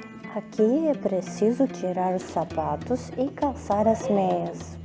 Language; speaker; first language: Portuguese; non-native, fluent; Armenian